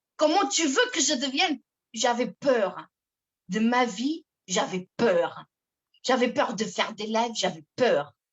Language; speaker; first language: French; non-native, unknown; Portuguese